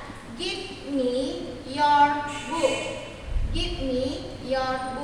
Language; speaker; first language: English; non-native, learner; Indonesian